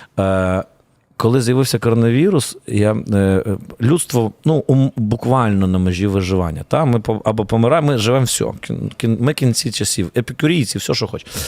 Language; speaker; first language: Ukrainian; native; Ukrainian